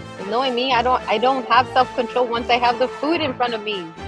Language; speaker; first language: English; early bilingual, other home language; Spanish